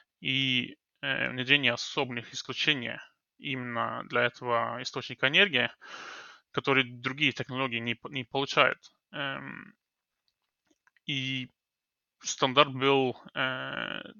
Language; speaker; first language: Russian; non-native, fluent; Norwegian